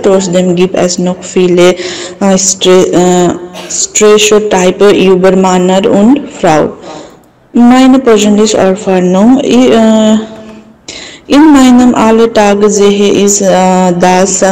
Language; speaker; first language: German; non-native, learner; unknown